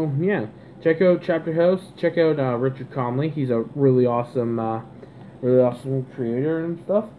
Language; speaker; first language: English; native; English